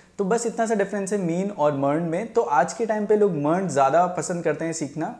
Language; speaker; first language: Hindi; native; Hindi